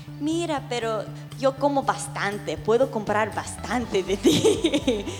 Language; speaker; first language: Spanish; early bilingual, heritage; English